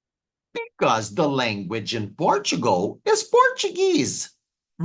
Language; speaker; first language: English; non-native, fluent; Portuguese